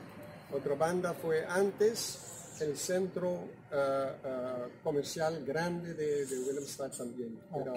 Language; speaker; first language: Spanish; non-native, local second language; Papiamento